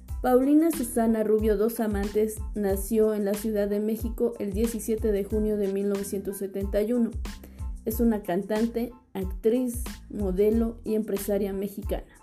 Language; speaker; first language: Spanish; native; Spanish